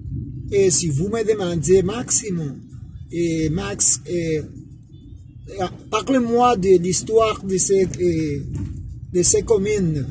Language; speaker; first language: French; non-native, fluent; Spanish